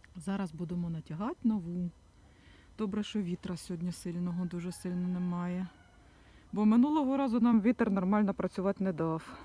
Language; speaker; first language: Ukrainian; non-native, local second language; Russian